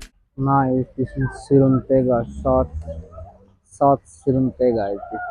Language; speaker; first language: Armenian; non-native, learner; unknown